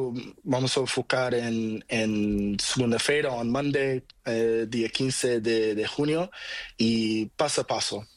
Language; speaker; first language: Spanish; non-native, learner; Portuguese